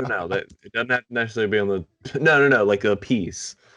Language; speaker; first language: English; native; English